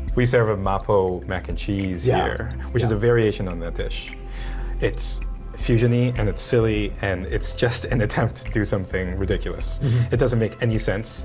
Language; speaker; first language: English; non-native, local second language; Cantonese